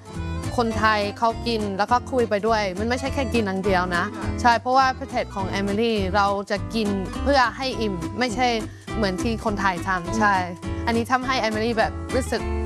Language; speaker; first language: Thai; non-native, fluent; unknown